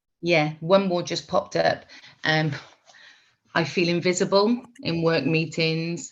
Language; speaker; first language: English; native; English